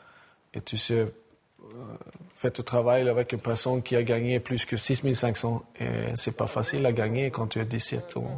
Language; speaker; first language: French; non-native, learner; Swedish